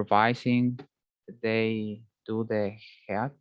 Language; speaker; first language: English; non-native, learner; Spanish